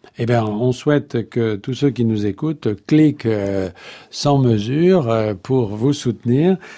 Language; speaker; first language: French; native; French